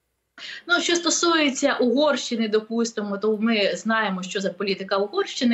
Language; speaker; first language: Ukrainian; native; Ukrainian